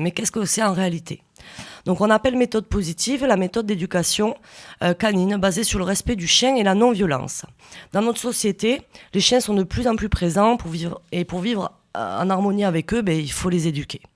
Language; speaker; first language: French; native; French